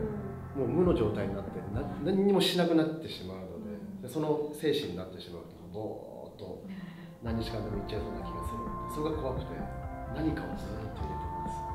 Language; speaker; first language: Japanese; native; Japanese